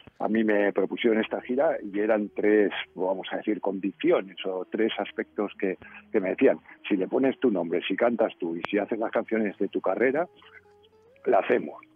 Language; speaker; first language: Spanish; native; Spanish